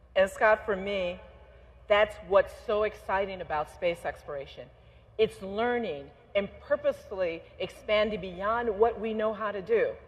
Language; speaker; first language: English; native; English